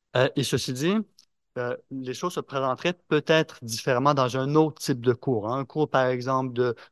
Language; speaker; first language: French; native; French